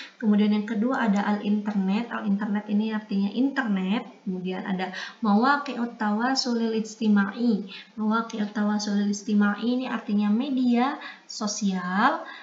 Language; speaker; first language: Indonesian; native; Indonesian